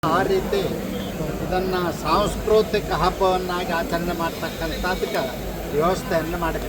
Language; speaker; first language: Kannada; native; Kannada